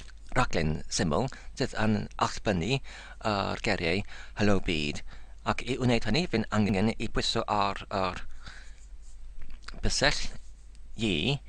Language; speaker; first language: Welsh; non-native, learner; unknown